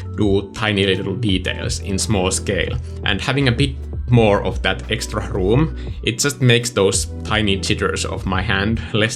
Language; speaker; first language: English; non-native, fluent; Finnish